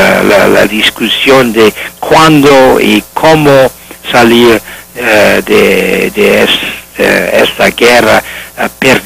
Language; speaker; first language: Spanish; non-native, fluent; French